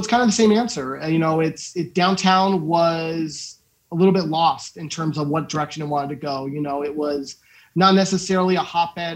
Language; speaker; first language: English; native; English